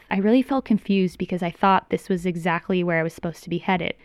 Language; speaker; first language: English; native; English